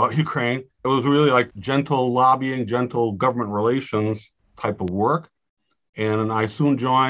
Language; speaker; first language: English; native; English